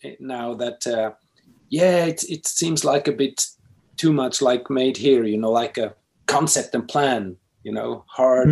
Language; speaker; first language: English; non-native, fluent; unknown